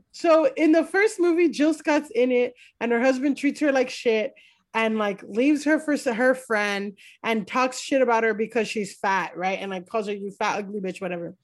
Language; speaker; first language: English; native; English